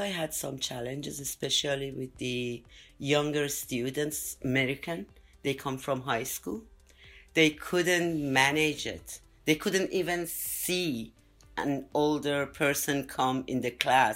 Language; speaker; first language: English; non-native, fluent; Persian